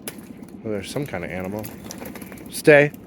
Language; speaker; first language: English; native; English